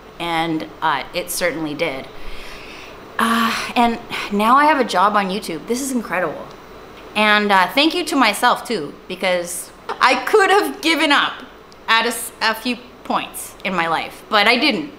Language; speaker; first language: English; native; English